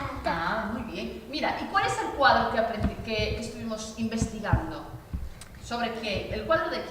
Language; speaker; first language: Spanish; native; Spanish